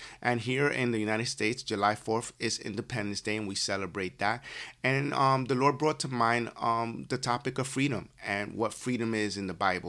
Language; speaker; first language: English; native; English